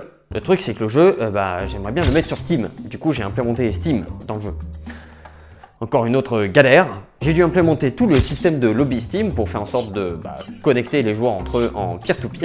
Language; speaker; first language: French; native; French